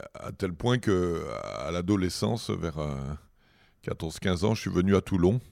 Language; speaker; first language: French; native; French